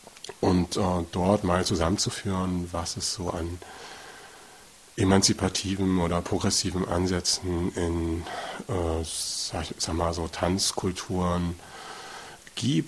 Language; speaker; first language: German; native; German